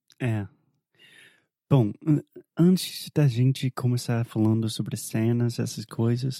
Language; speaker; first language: Portuguese; non-native, fluent; English